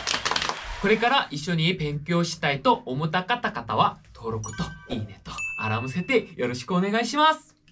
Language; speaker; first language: Japanese; non-native, fluent; Korean